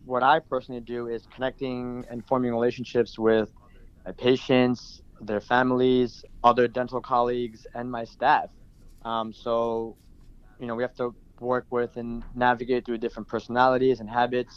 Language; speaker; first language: English; native; English